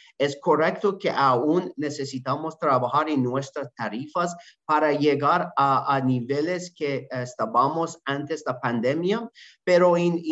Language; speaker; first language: Spanish; non-native, learner; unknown